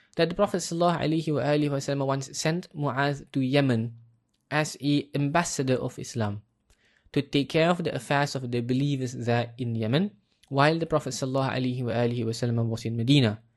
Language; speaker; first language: English; non-native, local second language; Malay